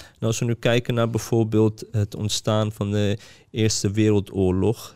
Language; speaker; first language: Dutch; early bilingual, other home language; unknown